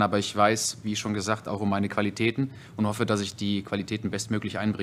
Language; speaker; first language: German; native; German